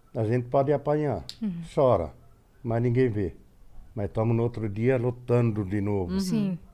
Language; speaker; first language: Portuguese; non-native, learner; Arabic